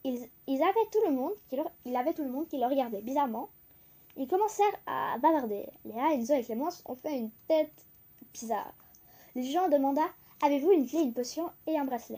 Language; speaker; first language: French; native; French